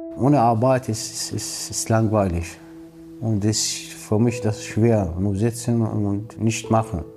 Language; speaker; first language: German; non-native, learner; Arabic